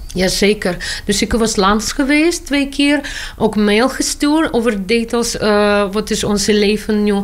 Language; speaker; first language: Dutch; non-native, learner; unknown